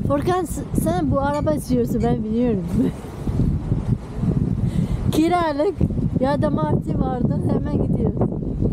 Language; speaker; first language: Turkish; non-native, learner; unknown